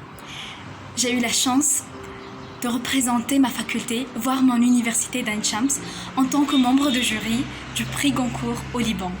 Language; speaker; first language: French; non-native, fluent; Arabic